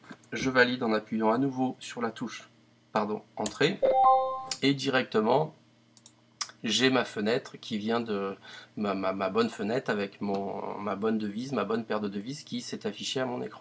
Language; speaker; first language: French; native; French